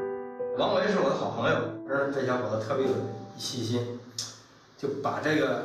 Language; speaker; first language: Chinese; native; Chinese